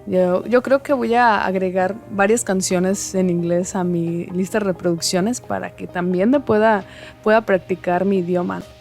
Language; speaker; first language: Spanish; native; Spanish